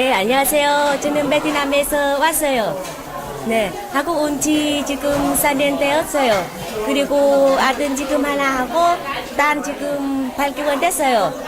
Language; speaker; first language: Korean; non-native, learner; Vietnamese